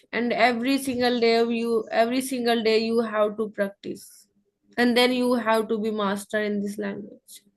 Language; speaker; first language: English; non-native, local second language; Hindi